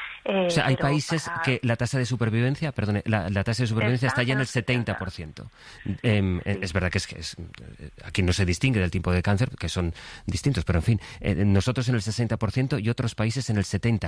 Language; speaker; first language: Spanish; native; Spanish